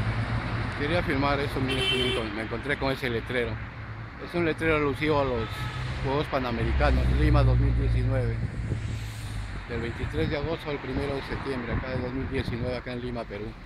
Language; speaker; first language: Spanish; native; Spanish